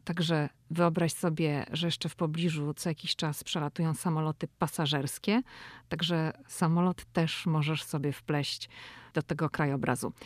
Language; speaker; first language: Polish; native; Polish